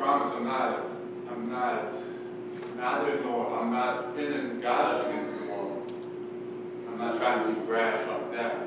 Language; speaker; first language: English; non-native, fluent; Portuguese